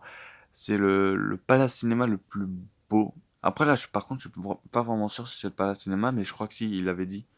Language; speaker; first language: French; native; French